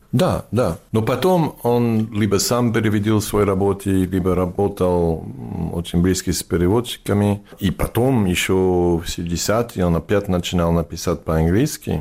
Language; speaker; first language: Russian; non-native, fluent; English